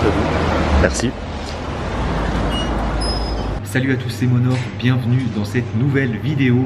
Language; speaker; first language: French; native; French